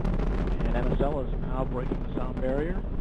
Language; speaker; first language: English; native; English